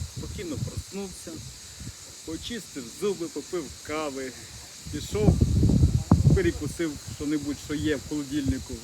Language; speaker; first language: Ukrainian; early bilingual, heritage; Ukrainian